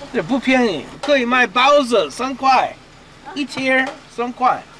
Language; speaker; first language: Chinese; non-native, learner; English